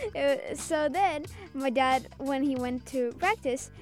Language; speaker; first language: English; early bilingual, other home language; Azerbaijani